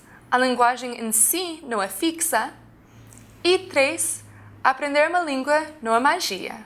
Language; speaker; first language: Portuguese; non-native, fluent; English